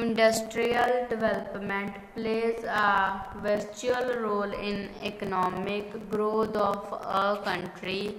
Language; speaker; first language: English; non-native, local second language; Punjabi